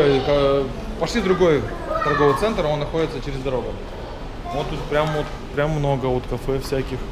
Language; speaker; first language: Russian; native; Russian